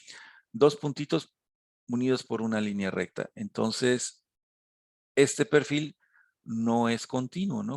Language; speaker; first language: Spanish; native; Spanish